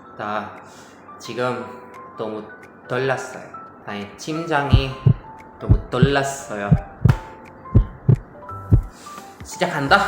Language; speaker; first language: Korean; non-native, learner; Indonesian